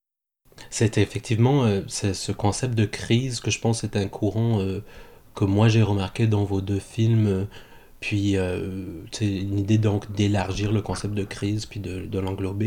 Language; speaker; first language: French; native; French